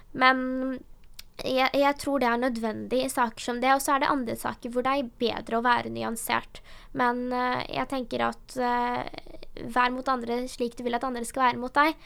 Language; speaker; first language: Norwegian; early bilingual, other home language; Urdu